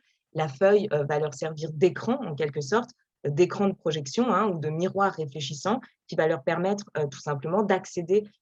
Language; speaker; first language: French; native; French